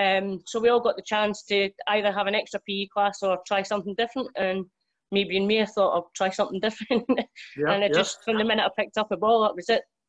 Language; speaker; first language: English; native; English